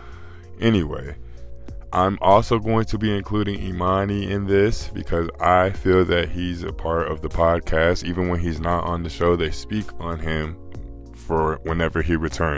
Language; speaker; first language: English; native; English